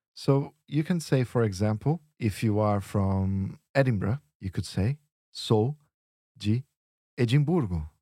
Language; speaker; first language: English; non-native, fluent; Portuguese